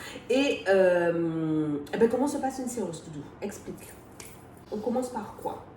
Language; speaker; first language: French; native; French